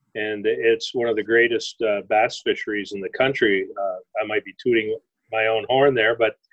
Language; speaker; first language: English; native; English